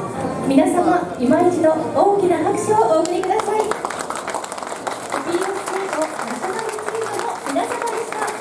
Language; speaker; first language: Japanese; native; Japanese